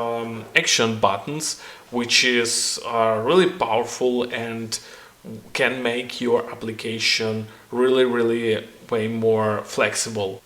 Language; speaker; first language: English; non-native, fluent; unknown